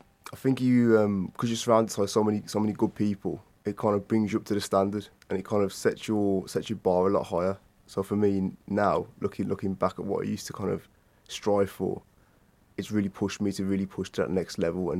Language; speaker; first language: English; native; English